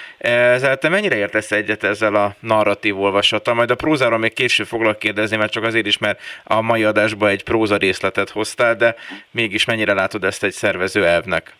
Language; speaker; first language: Hungarian; native; Hungarian